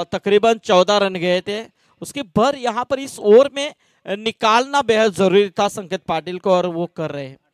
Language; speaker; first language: Hindi; non-native, local second language; Marathi